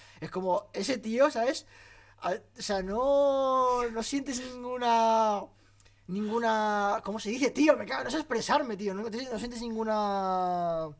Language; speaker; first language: Spanish; early bilingual, other home language; Arabic